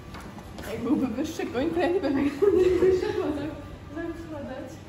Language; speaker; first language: Polish; native; Polish